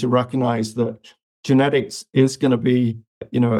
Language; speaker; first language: English; native; English